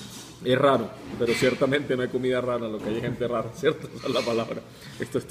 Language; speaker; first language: Spanish; native; Spanish